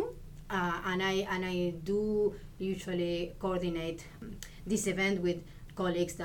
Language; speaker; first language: English; non-native, fluent; Spanish